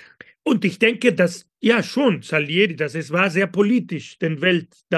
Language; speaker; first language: German; non-native, fluent; Spanish